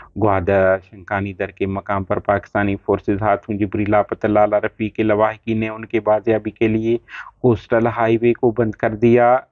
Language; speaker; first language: Urdu; non-native, local second language; Baluchi